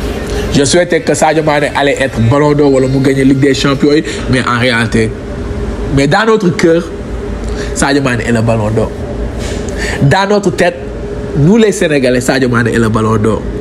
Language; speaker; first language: French; non-native, local second language; Wolof